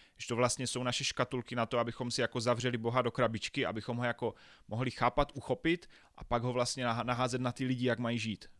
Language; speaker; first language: Czech; native; Czech